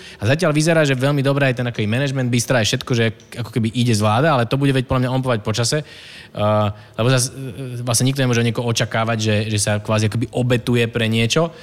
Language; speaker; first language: Slovak; native; Slovak